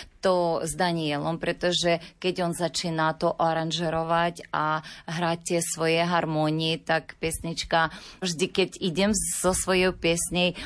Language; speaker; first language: Slovak; non-native, learner; Ukrainian